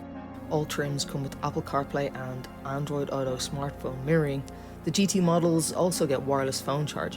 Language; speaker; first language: English; native; English